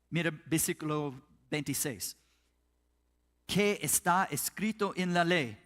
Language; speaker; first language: Spanish; non-native, learner; English